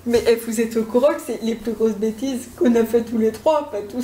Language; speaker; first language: French; native; French